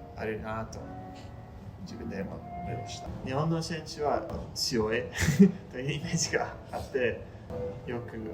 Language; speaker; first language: Japanese; non-native, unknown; English